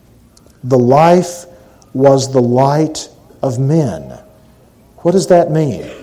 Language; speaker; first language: English; native; English